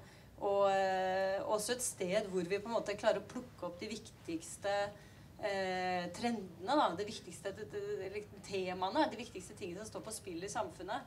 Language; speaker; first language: Norwegian; native; Norwegian